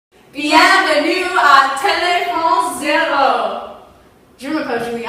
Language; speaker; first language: French; non-native, learner; English